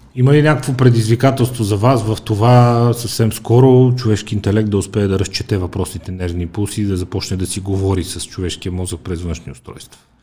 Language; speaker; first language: Bulgarian; native; Bulgarian